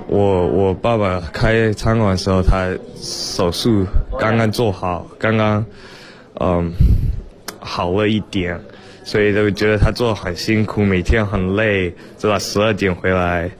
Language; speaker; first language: Chinese; early bilingual, heritage; Chinese